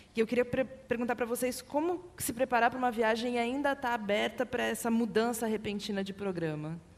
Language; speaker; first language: Portuguese; native; Portuguese